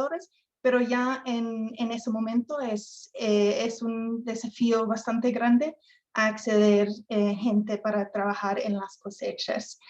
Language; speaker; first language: Spanish; non-native, fluent; English